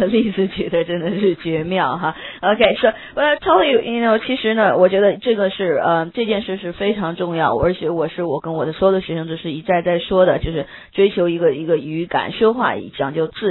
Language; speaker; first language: Chinese; native; Chinese